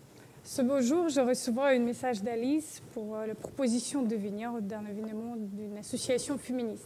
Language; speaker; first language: French; non-native, learner; Russian